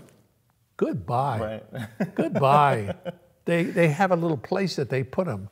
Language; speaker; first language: English; early bilingual, other home language; Yiddish